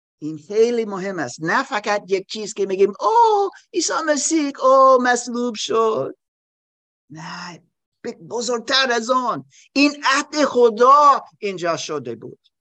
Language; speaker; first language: Persian; non-native, learner; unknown